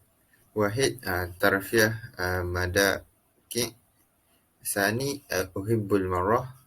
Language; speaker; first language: Arabic; non-native, learner; Malay